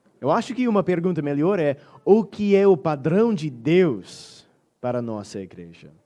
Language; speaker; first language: Portuguese; non-native, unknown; English